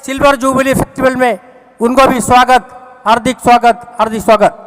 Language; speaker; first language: Hindi; non-native, local second language; Malayalam